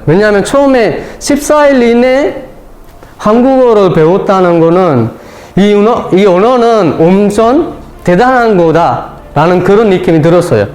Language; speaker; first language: Korean; non-native, fluent; Sinhala